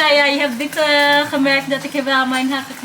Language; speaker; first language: Dutch; non-native, learner; Waray